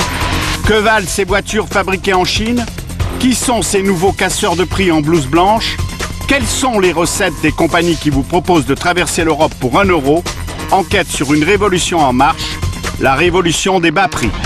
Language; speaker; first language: French; native; French